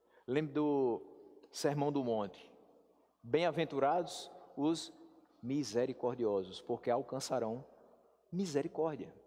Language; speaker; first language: Portuguese; native; Portuguese